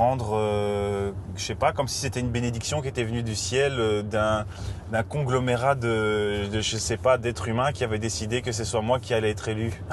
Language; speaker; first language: French; native; French